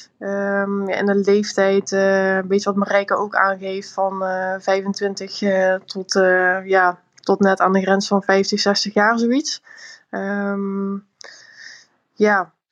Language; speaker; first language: Dutch; native; Dutch